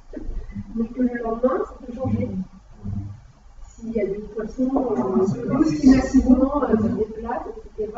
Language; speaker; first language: French; native; French